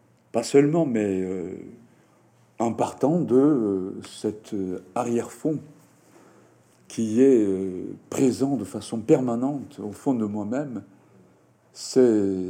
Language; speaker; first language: French; non-native, fluent; Japanese